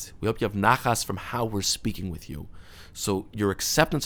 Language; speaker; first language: English; native; English